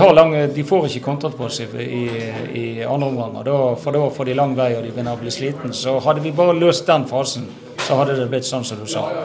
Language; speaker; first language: Norwegian; native; Norwegian